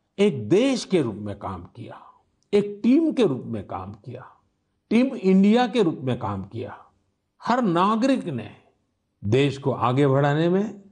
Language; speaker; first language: Hindi; non-native, local second language; Gujarati